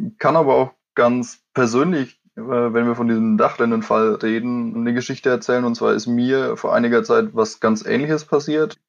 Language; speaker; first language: German; native; German